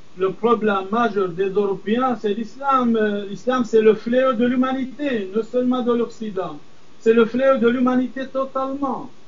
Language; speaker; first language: French; non-native, fluent; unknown